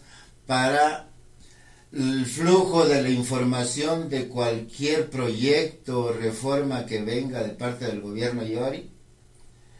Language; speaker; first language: Spanish; non-native, local second language; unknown